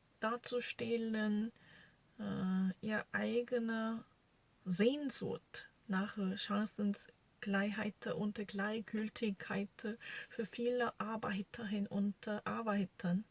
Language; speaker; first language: German; non-native, learner; Korean